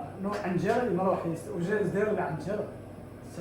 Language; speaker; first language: Russian; non-native, learner; Somali